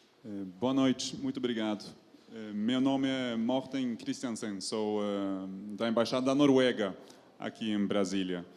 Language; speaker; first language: Portuguese; non-native, fluent; Norwegian